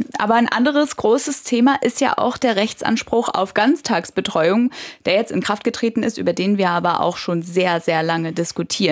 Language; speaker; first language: German; native; German